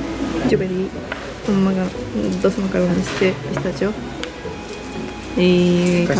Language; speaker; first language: Spanish; non-native, learner; Japanese